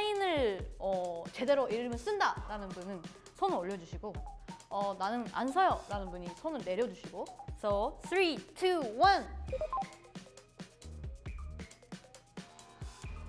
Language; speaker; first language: Korean; native; Korean